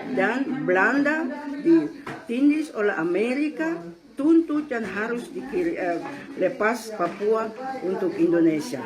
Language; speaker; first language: Indonesian; non-native, local second language; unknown